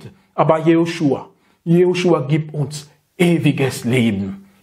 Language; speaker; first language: German; non-native, learner; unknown